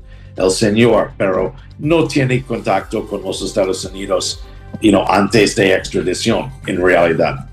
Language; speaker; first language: Spanish; non-native, learner; English